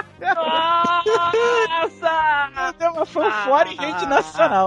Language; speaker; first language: Portuguese; native; Portuguese